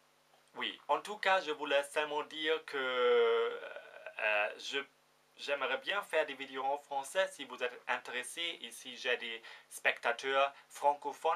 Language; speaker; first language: French; non-native, fluent; German